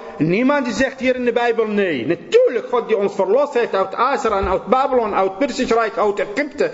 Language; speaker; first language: Dutch; non-native, fluent; Assyrian Neo-Aramaic